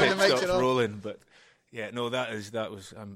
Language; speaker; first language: English; native; English